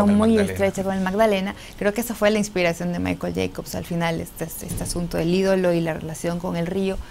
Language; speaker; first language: Spanish; native; Spanish